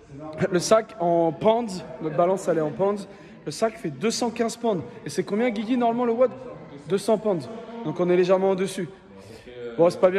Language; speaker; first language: French; native; French